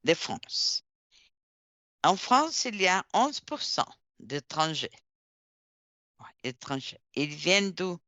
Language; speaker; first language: French; non-native, fluent; Portuguese